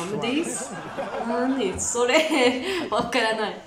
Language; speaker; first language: Japanese; non-native, learner; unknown